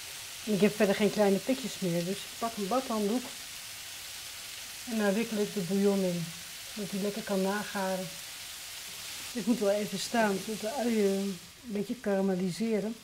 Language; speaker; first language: Dutch; native; Dutch